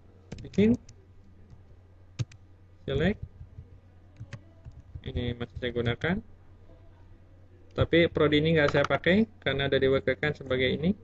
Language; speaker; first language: Indonesian; native; Indonesian